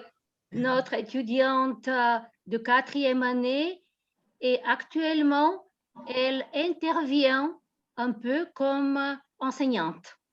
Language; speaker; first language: French; non-native, fluent; Bulgarian